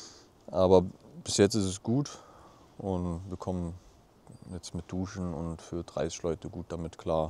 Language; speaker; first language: German; native; German